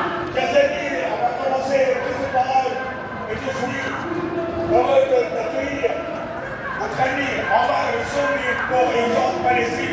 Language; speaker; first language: French; native; French